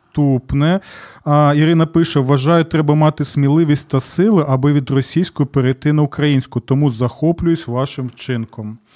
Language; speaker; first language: Ukrainian; native; Ukrainian